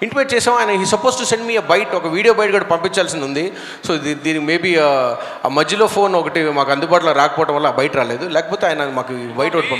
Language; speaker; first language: Telugu; native; Telugu